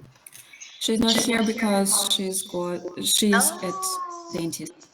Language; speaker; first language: English; non-native, fluent; Russian